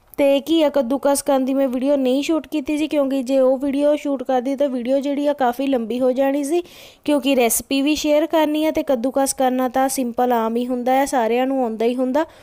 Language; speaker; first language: Punjabi; native; Punjabi